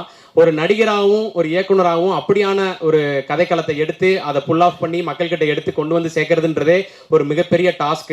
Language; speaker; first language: Tamil; native; Tamil